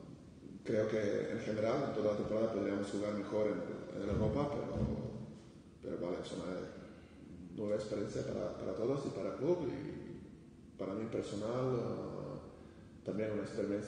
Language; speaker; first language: Spanish; non-native, fluent; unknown